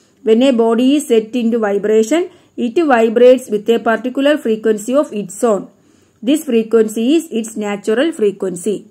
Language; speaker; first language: English; non-native, local second language; Malayalam